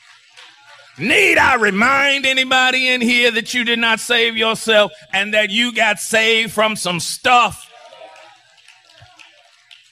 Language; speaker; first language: English; native; English